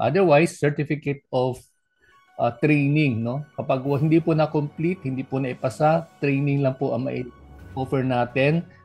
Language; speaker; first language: Filipino; non-native, local second language; Cebuano